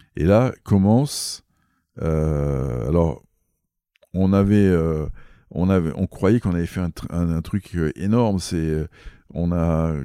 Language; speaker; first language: French; native; French